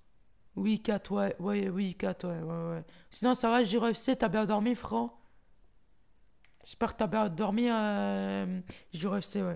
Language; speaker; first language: French; native; French